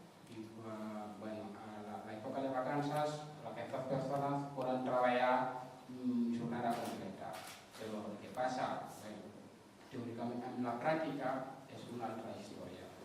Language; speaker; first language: Catalan; non-native, fluent; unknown